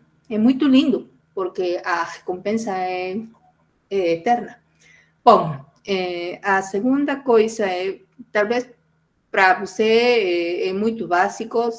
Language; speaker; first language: Portuguese; non-native, fluent; Spanish